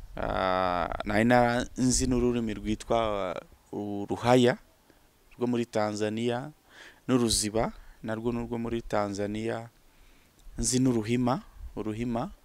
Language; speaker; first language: Kinyarwanda; early bilingual, heritage; Kinyarwanda